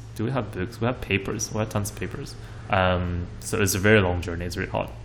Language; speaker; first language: English; non-native, fluent; Chinese